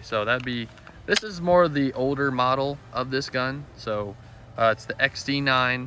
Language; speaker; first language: English; native; English